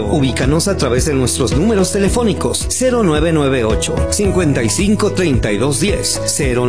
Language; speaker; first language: Spanish; native; Spanish